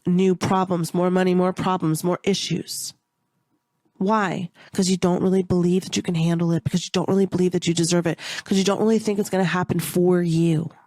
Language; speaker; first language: English; native; English